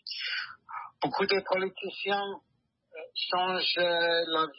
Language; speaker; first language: French; non-native, learner; English